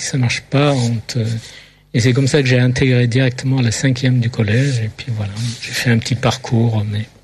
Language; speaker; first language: French; early bilingual, other home language; Arabic